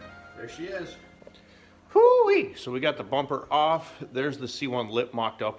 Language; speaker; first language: English; native; English